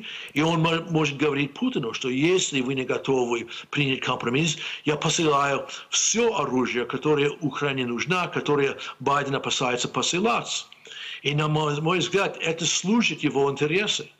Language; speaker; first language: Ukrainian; non-native, learner; English